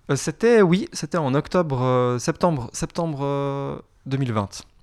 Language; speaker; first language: French; native; French